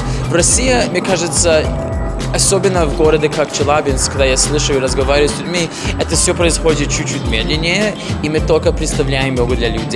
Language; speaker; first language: Russian; non-native, fluent; English